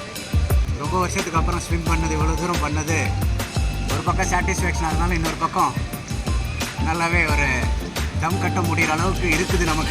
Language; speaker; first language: Tamil; native; Tamil